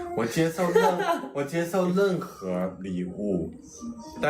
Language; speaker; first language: Chinese; native; Chinese